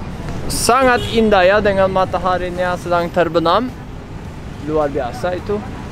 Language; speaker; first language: Indonesian; non-native, fluent; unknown